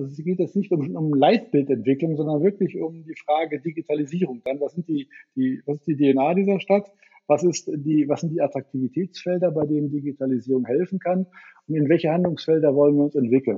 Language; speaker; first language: German; native; German